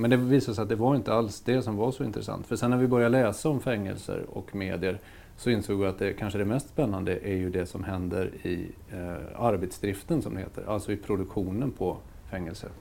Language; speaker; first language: Swedish; native; Swedish